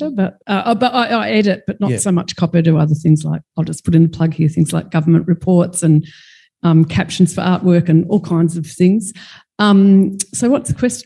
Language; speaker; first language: English; native; English